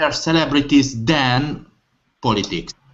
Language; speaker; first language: English; non-native, learner; Hungarian